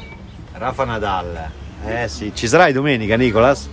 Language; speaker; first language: Italian; native; Italian